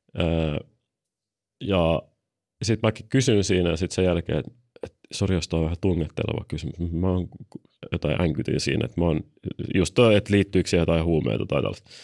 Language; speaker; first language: Finnish; native; Finnish